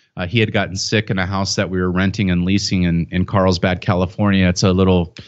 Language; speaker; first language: English; native; English